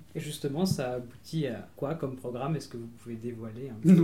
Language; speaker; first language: French; native; French